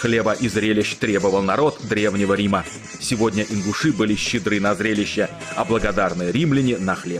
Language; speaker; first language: Russian; native; Russian